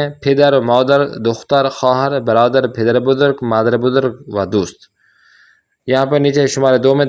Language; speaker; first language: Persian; non-native, fluent; Urdu